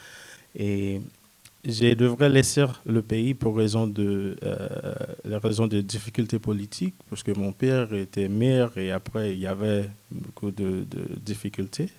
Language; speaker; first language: French; non-native, local second language; Haitian Creole